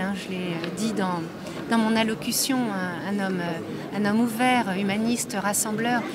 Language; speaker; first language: French; native; French